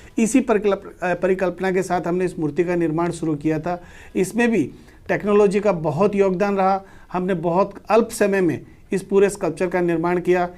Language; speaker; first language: Hindi; native; Hindi